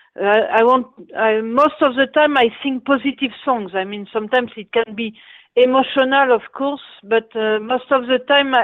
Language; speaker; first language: English; non-native, fluent; French